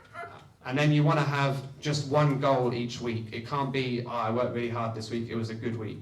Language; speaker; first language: English; native; English